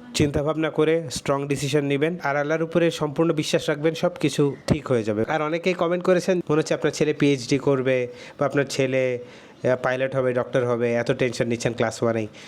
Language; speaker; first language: Bangla; early bilingual, heritage; Bangla